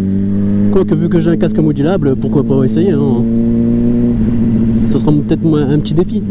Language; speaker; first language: French; native; French